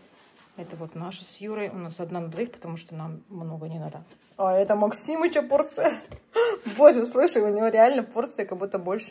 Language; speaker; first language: Russian; native; Russian